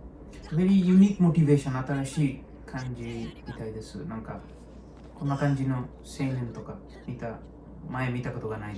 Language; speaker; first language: Japanese; non-native, learner; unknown